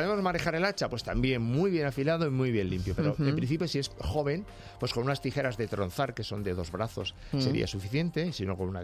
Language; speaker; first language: Spanish; native; Spanish